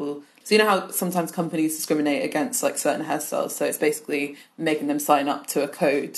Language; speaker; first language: English; native; English